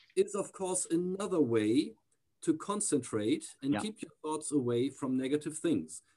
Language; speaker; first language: English; non-native, fluent; German